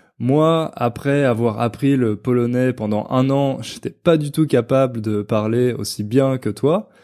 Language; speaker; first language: French; native; French